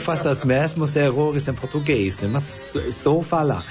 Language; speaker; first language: Portuguese; non-native, fluent; German